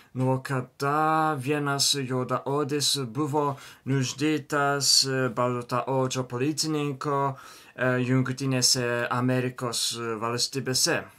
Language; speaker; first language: Lithuanian; non-native, learner; Japanese